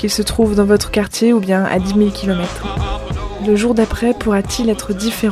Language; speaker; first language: French; native; French